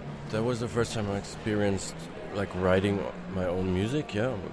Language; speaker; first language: English; non-native, fluent; German